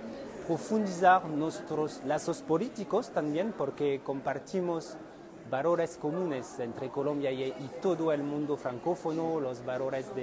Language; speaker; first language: Spanish; non-native, fluent; French